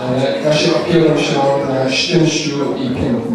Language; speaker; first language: Polish; non-native, learner; English